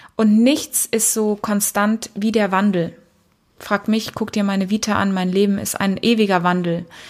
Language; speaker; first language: German; early bilingual, heritage; German